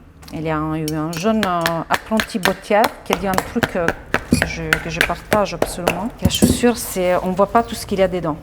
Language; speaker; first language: French; non-native, fluent; Italian